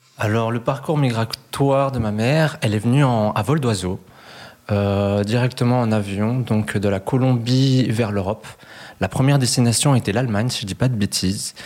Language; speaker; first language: French; early bilingual, other home language; Spanish